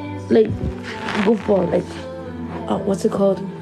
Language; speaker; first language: English; early bilingual, other home language; Spanish